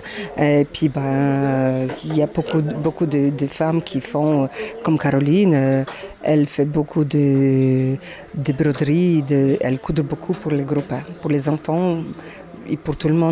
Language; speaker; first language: French; non-native, learner; Polish